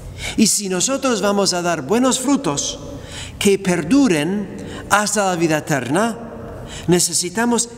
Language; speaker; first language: Spanish; non-native, fluent; English